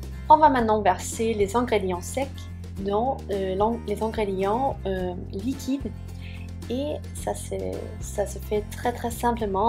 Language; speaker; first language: French; non-native, fluent; Swedish